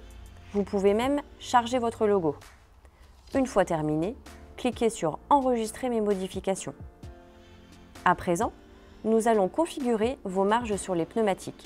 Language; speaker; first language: French; native; French